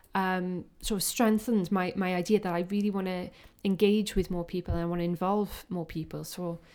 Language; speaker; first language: English; native; English